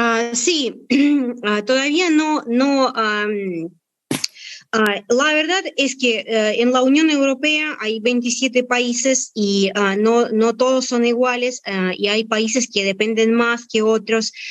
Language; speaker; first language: Spanish; non-native, fluent; Russian